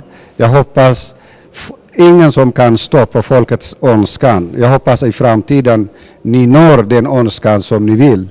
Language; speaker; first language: Swedish; non-native, fluent; Somali